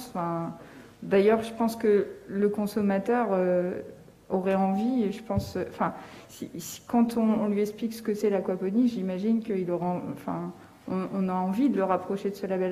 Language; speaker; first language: French; native; French